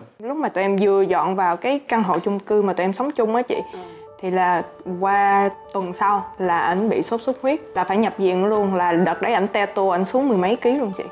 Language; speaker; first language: Vietnamese; native; Vietnamese